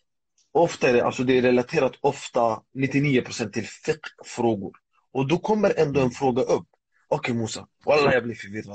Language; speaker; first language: Swedish; early bilingual, other home language; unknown